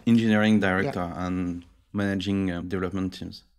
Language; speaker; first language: English; non-native, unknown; French